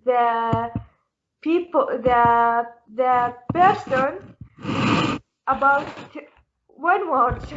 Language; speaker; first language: English; non-native, learner; Arabic